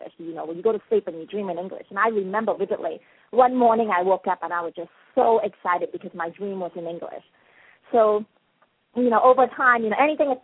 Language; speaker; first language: English; non-native, local second language; Cantonese